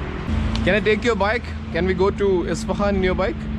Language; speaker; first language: English; non-native, local second language; Malayalam